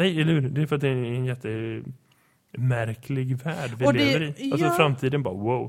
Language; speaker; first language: Swedish; native; Swedish